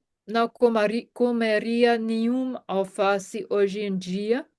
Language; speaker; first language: Portuguese; non-native, fluent; German